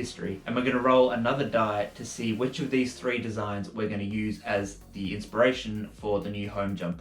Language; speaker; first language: English; native; English